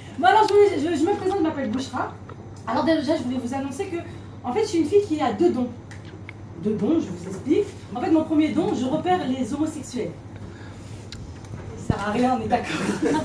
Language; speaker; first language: French; native; French